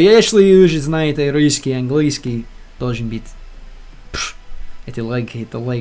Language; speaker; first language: Russian; non-native, learner; English